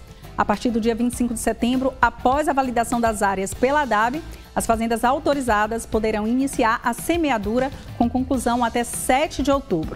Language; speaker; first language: Portuguese; native; Portuguese